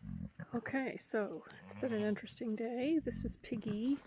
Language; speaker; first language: English; native; English